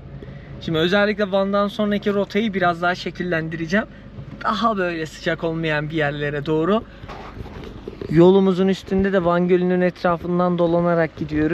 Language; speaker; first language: Turkish; native; Turkish